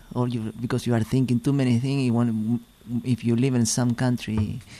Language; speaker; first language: English; non-native, learner; Spanish